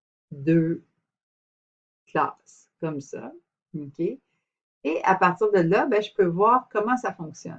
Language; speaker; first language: French; native; French